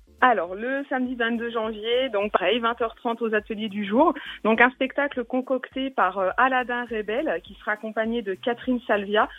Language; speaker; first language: French; native; French